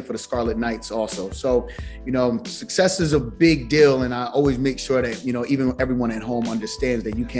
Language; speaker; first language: English; native; English